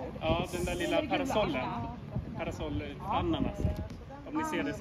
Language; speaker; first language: Swedish; native; Swedish